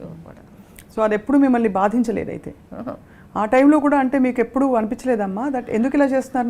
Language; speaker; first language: Telugu; native; Telugu